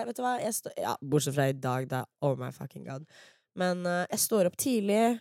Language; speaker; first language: Norwegian; early bilingual, other home language; English